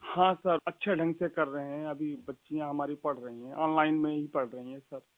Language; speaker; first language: Hindi; native; Hindi